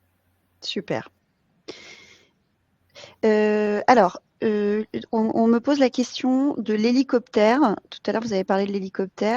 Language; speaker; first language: French; native; French